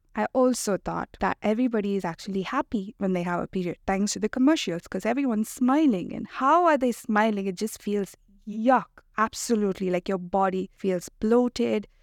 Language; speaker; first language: English; non-native, local second language; Hindi